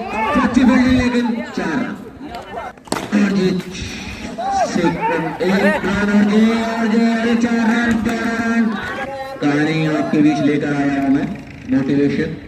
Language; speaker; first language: Hindi; native; Hindi